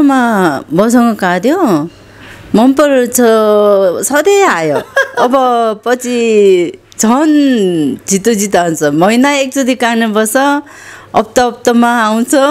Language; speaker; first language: Nepali; non-native, learner; Korean